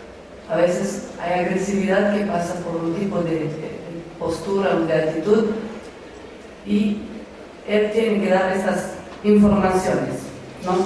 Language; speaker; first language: Spanish; non-native, fluent; Romanian